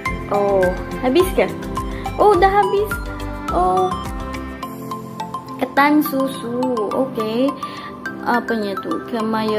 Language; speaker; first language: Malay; non-native, fluent; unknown